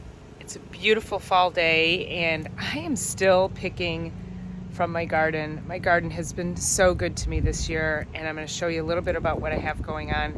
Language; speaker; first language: English; native; English